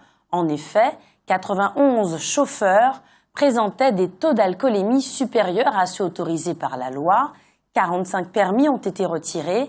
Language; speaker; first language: French; native; French